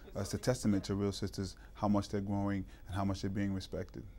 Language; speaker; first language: English; native; English